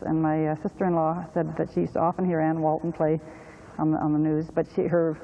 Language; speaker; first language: English; native; English